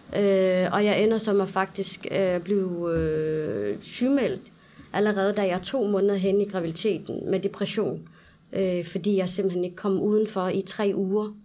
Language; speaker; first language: Danish; early bilingual, other home language; Arabic